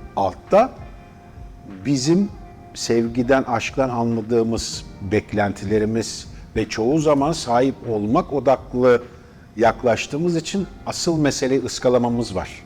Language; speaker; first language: Turkish; native; Turkish